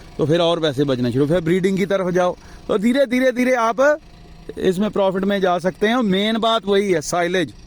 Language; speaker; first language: Hindi; non-native, local second language; Punjabi